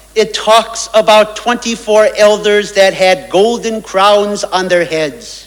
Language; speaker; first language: English; native; English